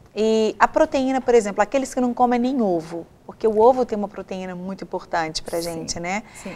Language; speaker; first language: Portuguese; native; Portuguese